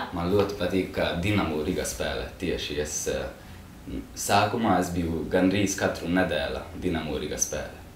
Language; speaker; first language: Latvian; non-native, learner; Hungarian